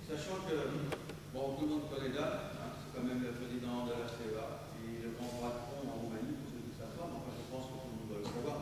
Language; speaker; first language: French; native; French